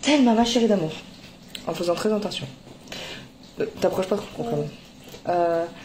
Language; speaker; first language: French; native; French